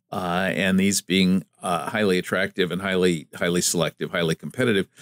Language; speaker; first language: English; native; English